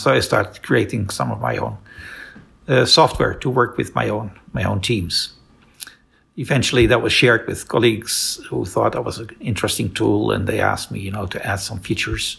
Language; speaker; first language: English; non-native, fluent; Dutch